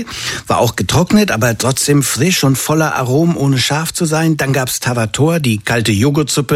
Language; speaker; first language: German; native; German